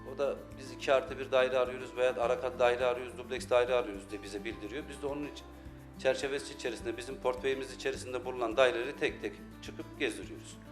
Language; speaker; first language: Turkish; native; Turkish